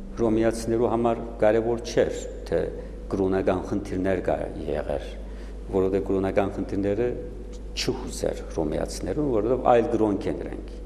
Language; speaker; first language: Armenian; early bilingual, heritage; Armenian